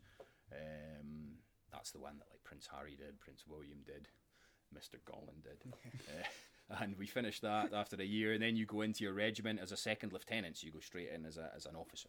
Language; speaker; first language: English; native; English